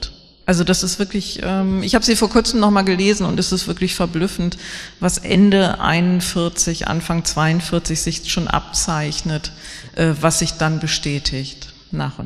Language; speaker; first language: German; native; German